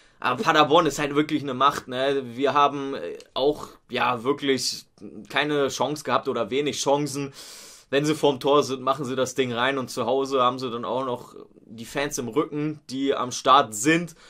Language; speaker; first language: German; native; German